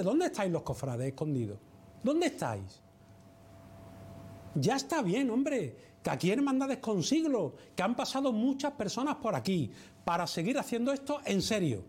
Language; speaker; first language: Spanish; native; Spanish